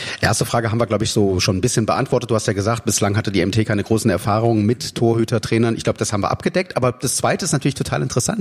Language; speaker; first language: German; native; German